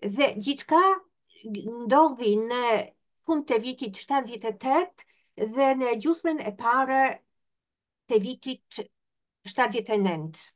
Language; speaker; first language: Albanian; non-native, fluent; Polish